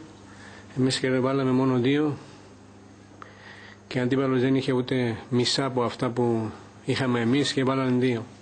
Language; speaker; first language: Greek; non-native, fluent; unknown